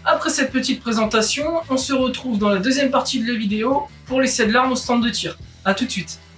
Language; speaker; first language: French; native; French